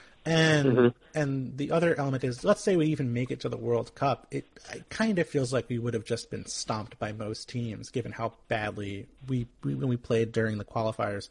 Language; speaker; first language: English; native; English